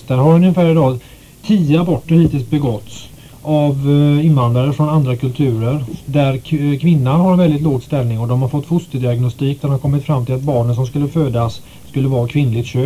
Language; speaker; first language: Swedish; native; Swedish